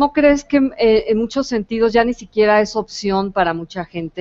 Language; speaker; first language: Spanish; native; Spanish